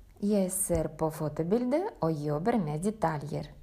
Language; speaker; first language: Norwegian; non-native, fluent; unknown